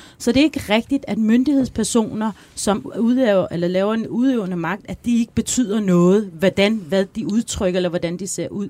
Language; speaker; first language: Danish; early bilingual, other home language; Persian